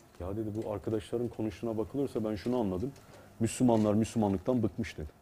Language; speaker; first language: Turkish; native; Turkish